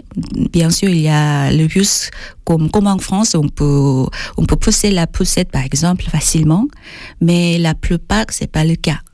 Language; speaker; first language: French; non-native, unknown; Korean